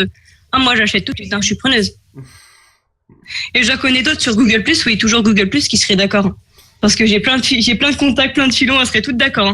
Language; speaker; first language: French; native; French